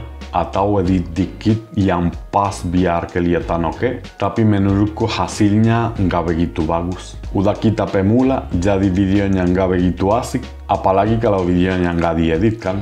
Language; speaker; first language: Indonesian; non-native, fluent; Spanish